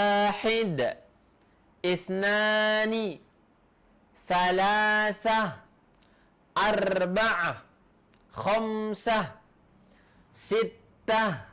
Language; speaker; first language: Arabic; non-native, fluent; Indonesian